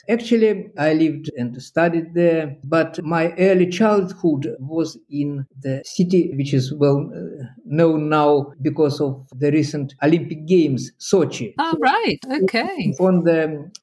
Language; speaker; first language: English; non-native, fluent; Russian